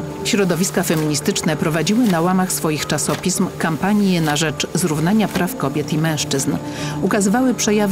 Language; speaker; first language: Polish; native; Polish